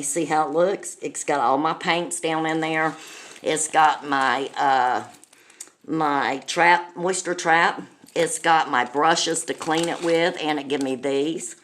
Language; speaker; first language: English; native; English